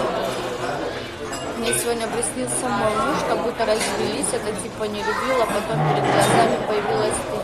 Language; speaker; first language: Russian; native; Russian